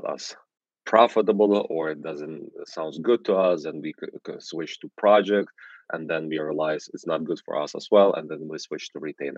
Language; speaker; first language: English; non-native, fluent; Ukrainian